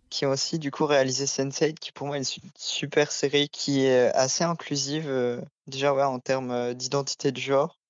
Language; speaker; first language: French; native; French